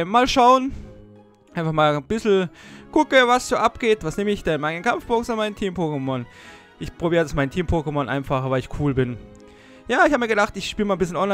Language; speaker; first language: German; native; German